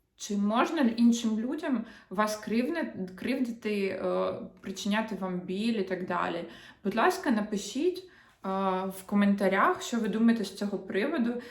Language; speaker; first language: Ukrainian; non-native, local second language; Russian